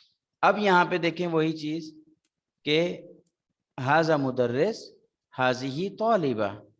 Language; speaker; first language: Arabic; non-native, fluent; Urdu